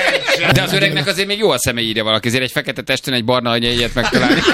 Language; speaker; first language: Hungarian; native; Hungarian